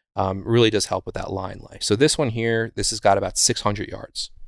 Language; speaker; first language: English; native; English